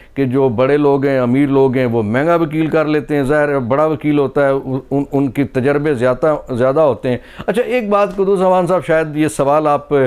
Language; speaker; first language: Urdu; non-native, local second language; Pahari-Potwari